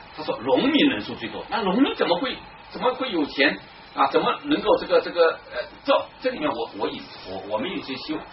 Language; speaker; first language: Chinese; native; Chinese